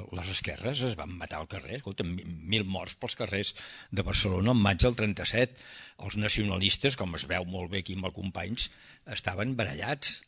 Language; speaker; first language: Catalan; early bilingual, heritage; Catalan